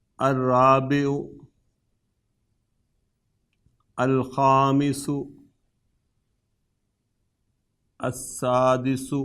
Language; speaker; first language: Arabic; non-native, fluent; Urdu